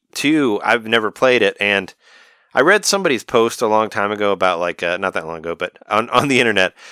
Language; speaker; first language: English; native; English